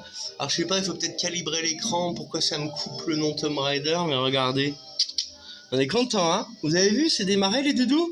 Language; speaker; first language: French; native; French